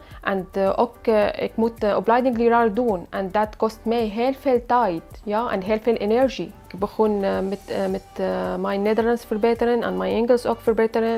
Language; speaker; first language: Dutch; non-native, learner; Arabic